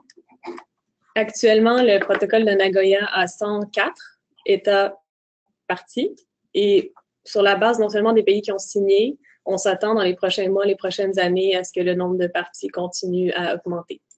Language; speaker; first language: French; native; French